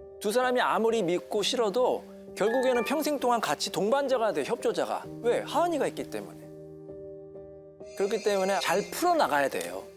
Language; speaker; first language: Korean; native; Korean